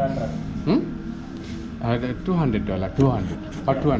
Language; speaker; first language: English; non-native, learner; Bangla